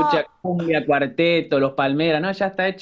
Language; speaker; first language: Spanish; native; Spanish